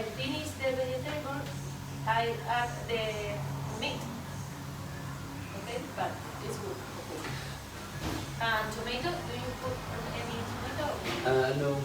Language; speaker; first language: English; non-native, learner; Spanish